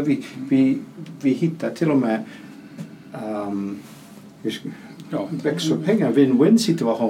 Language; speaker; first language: Swedish; non-native, fluent; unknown